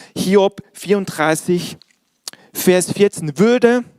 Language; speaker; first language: German; native; German